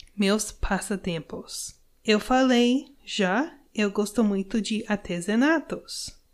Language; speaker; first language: Portuguese; non-native, learner; English